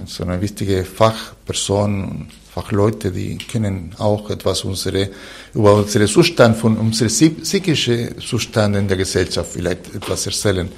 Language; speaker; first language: German; non-native, fluent; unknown